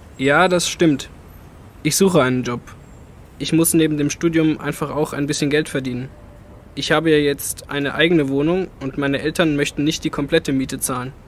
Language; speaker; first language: German; non-native, fluent; Turkish